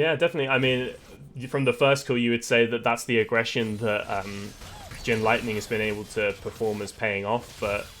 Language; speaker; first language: English; native; English